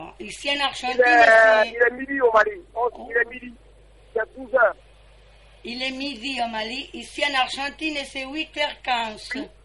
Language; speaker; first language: French; non-native, fluent; Spanish